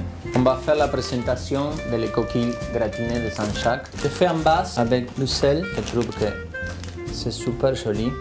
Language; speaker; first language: French; non-native, fluent; Spanish